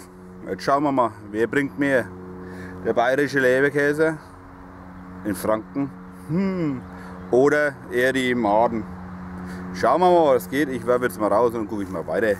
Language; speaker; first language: German; native; German